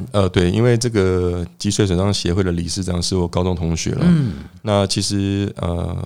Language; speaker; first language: Chinese; native; Chinese